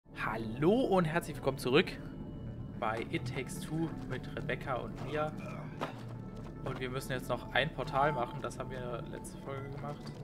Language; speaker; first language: German; native; German